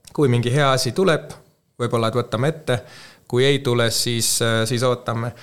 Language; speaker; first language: Estonian; non-native, fluent; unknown